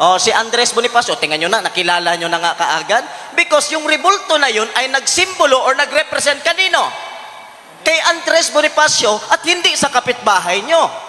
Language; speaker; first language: Filipino; non-native, local second language; Cebuano